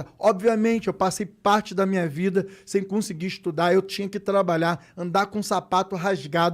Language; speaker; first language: Portuguese; native; Portuguese